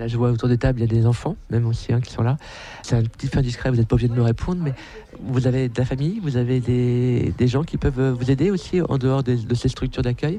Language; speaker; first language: French; native; French